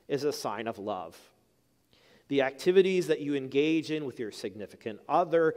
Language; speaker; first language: English; native; English